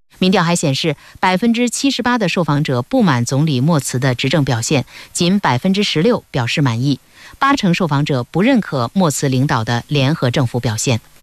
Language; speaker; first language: Chinese; native; Chinese